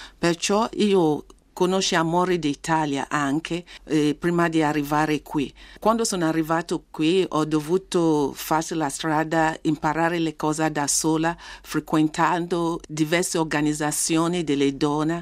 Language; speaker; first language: Italian; non-native, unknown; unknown